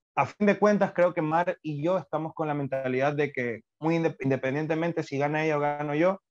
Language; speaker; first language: Spanish; native; Spanish